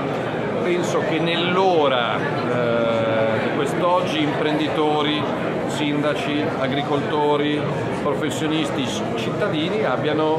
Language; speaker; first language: Italian; native; Italian